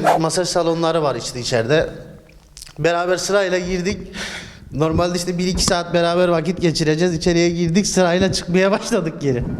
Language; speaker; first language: Turkish; native; Turkish